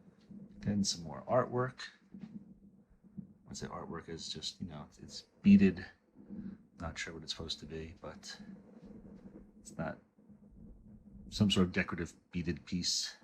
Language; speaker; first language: English; native; English